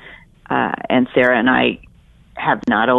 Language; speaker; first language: English; native; English